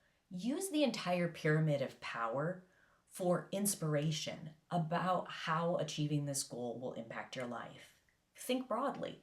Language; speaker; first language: English; native; English